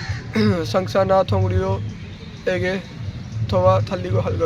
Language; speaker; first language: Korean; non-native, learner; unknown